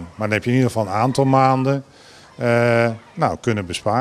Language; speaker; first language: Dutch; native; Dutch